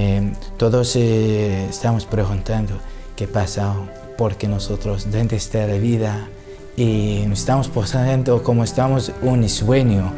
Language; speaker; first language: Spanish; non-native, learner; Assyrian Neo-Aramaic